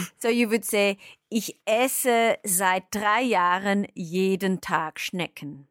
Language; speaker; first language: German; native; German